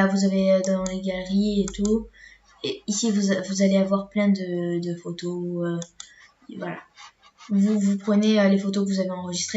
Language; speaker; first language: French; native; French